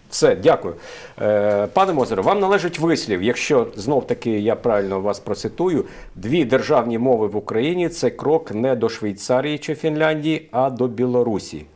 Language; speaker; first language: Ukrainian; native; Ukrainian